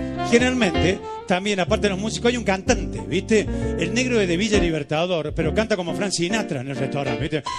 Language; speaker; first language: Spanish; native; Spanish